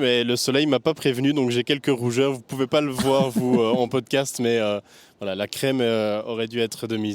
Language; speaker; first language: French; native; French